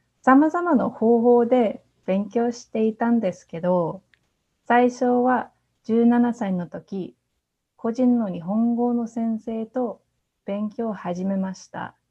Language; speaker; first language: Japanese; non-native, fluent; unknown